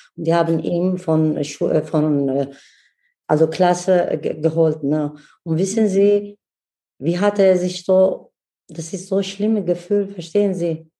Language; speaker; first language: German; non-native, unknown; Kurdish